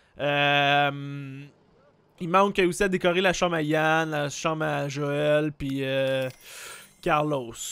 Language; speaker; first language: French; native; French